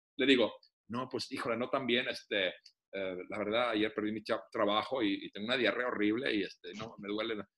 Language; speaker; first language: Spanish; non-native, fluent; Finnish